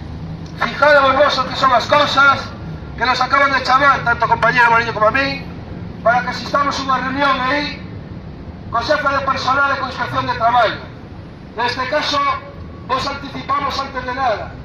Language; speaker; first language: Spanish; non-native, local second language; Galician